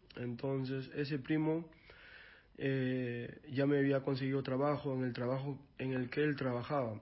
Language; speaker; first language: Spanish; native; Spanish